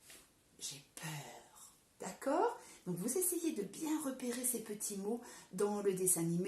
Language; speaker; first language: French; native; French